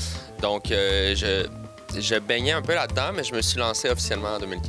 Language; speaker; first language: French; native; French